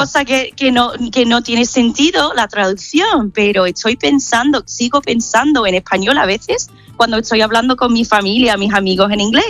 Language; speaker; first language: Spanish; non-native, fluent; English